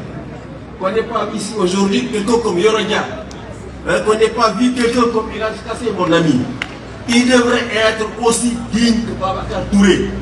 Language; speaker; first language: French; non-native, local second language; Wolof